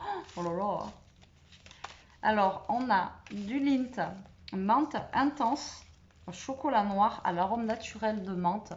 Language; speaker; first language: French; native; French